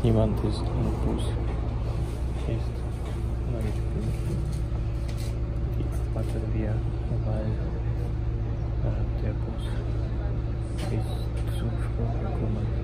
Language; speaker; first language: German; non-native, learner; Ukrainian